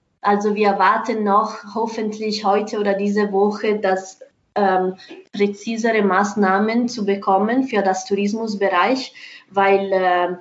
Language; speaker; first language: German; non-native, fluent; Italian